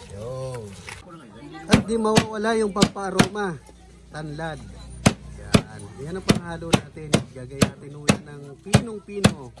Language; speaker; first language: Filipino; non-native, local second language; Bikol